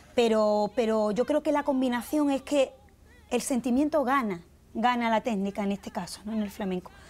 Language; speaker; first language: Spanish; native; Spanish